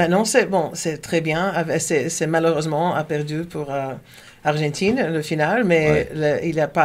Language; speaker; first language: French; non-native, learner; Portuguese